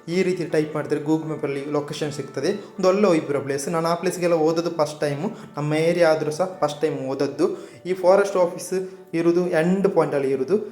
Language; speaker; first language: Kannada; native; Kannada